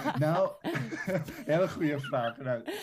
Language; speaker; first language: Dutch; non-native, fluent; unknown